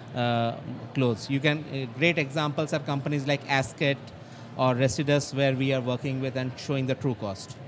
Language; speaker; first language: English; non-native, local second language; Bangla